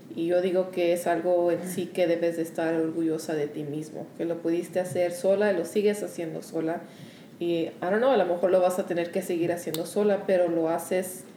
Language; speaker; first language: Spanish; early bilingual, heritage; Spanish